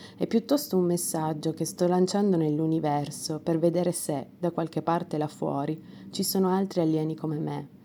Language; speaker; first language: Italian; non-native, fluent; Romanian